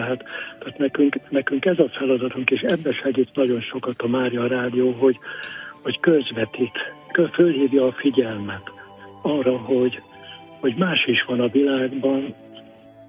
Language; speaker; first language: Hungarian; native; Hungarian